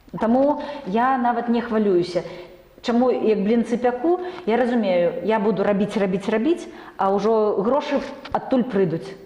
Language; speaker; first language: Belarusian; non-native, local second language; Russian